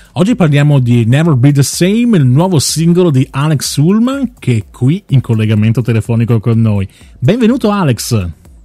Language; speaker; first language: Italian; native; Italian